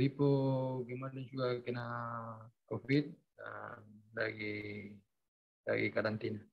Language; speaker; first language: Indonesian; non-native, fluent; Spanish